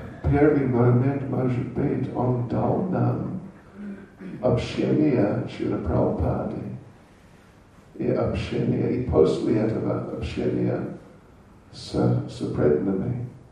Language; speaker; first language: Russian; non-native, learner; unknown